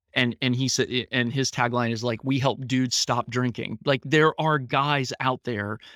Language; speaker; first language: English; native; English